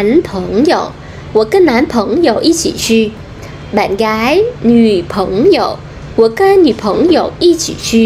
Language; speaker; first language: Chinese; non-native, fluent; Vietnamese